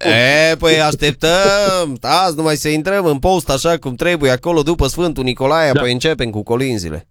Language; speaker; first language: Romanian; native; Romanian